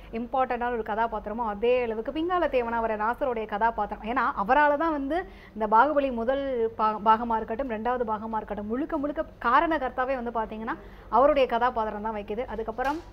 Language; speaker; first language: Tamil; native; Tamil